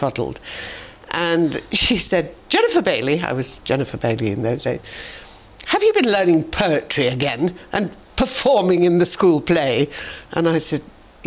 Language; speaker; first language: English; native; English